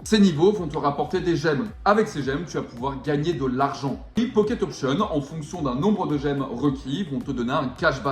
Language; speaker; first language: French; native; French